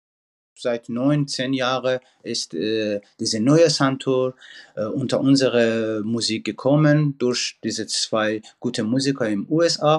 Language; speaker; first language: German; non-native, fluent; Persian